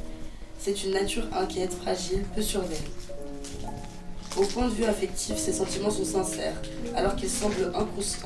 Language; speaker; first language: French; native; French